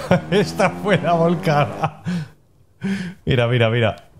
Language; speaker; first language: Spanish; native; Spanish